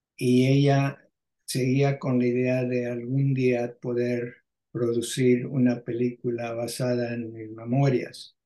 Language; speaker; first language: Spanish; early bilingual, heritage; Spanish